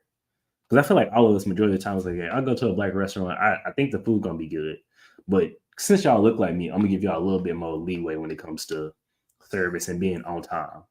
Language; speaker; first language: English; native; English